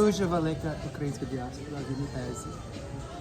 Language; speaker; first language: Ukrainian; non-native, learner; English